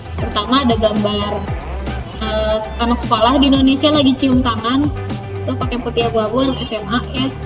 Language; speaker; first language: Indonesian; native; Indonesian